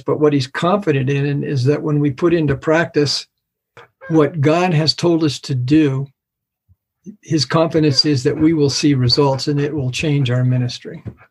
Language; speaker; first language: English; native; English